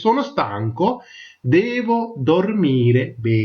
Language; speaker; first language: Italian; non-native, learner; Tamil